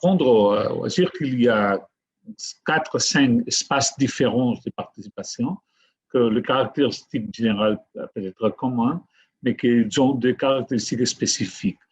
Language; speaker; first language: French; non-native, fluent; Catalan